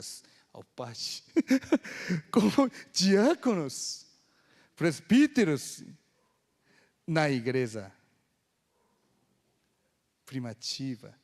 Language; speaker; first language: Portuguese; non-native, fluent; Korean